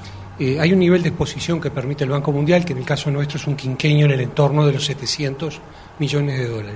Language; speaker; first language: Spanish; native; Spanish